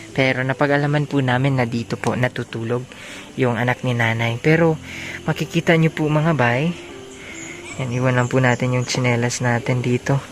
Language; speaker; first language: Filipino; non-native, local second language; Cebuano